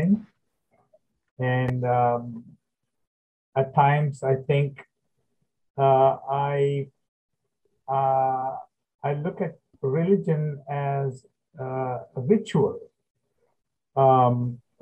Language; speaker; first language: English; non-native, local second language; Telugu